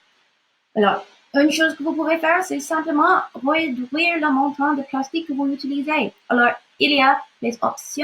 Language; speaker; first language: French; non-native, local second language; English